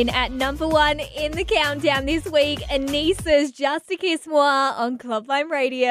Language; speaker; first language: English; native; English